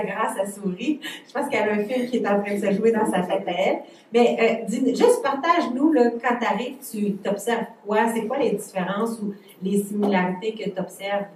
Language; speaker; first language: French; native; French